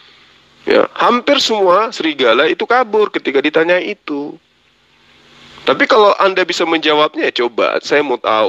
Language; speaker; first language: Indonesian; native; Indonesian